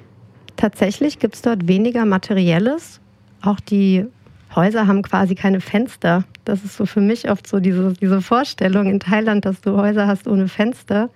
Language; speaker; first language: German; native; German